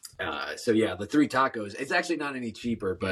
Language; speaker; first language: English; native; English